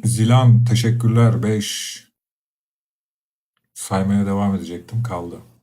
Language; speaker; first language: Turkish; native; Turkish